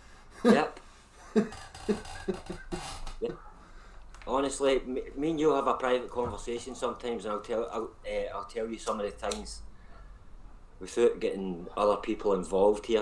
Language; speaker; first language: English; native; English